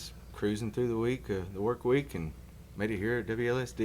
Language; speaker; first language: English; native; English